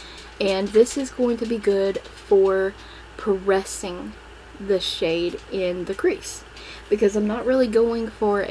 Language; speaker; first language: English; native; English